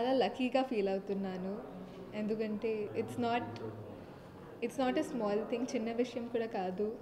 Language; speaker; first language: Telugu; non-native, fluent; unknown